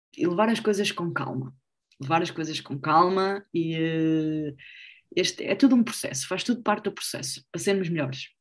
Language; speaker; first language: Portuguese; native; Portuguese